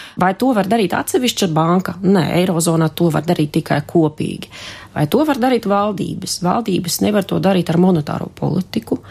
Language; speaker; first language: Latvian; non-native, local second language; Russian